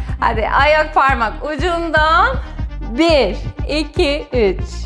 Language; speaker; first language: Turkish; non-native, fluent; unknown